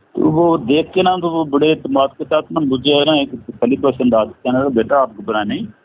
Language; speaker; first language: Urdu; non-native, local second language; Punjabi